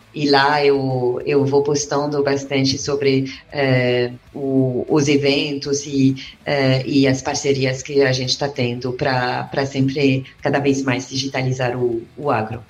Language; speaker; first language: Portuguese; non-native, fluent; French